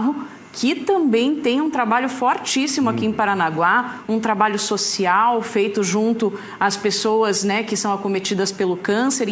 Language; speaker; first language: Portuguese; native; Portuguese